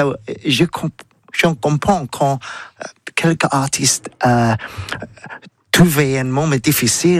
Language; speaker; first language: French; non-native, learner; English